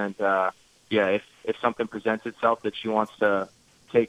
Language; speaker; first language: English; native; English